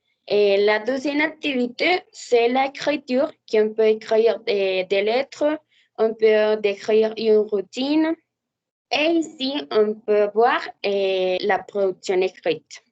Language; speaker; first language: French; non-native, learner; Spanish